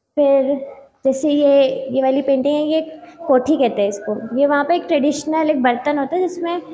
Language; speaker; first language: Hindi; native; Hindi